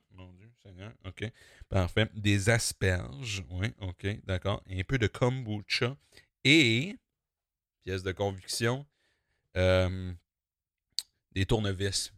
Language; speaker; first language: French; native; French